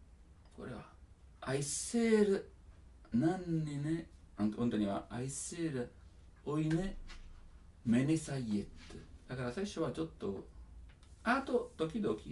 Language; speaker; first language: Japanese; non-native, learner; Italian